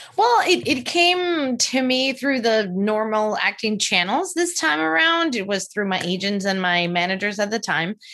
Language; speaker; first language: English; non-native, fluent; Spanish